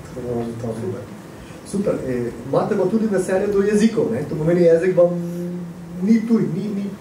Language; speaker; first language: Slovenian; native; Slovenian